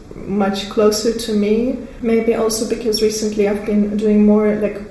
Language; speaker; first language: English; non-native, fluent; Russian